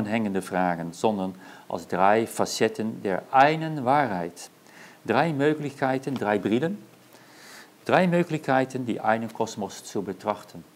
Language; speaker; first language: German; non-native, learner; Dutch